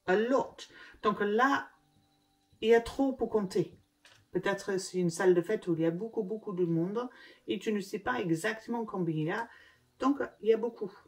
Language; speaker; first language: French; non-native, learner; English